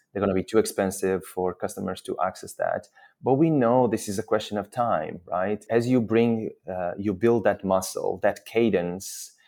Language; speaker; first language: English; non-native, fluent; Portuguese